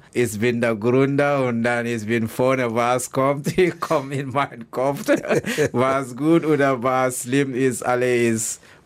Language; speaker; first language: German; non-native, learner; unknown